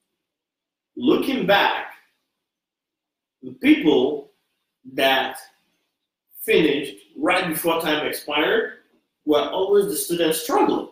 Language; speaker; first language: English; non-native, local second language; Igbo